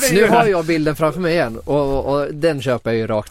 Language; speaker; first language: Swedish; native; Swedish